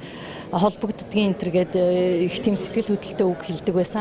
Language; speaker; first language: Mongolian; native; Mongolian